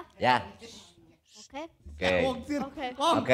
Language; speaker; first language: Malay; non-native, learner; German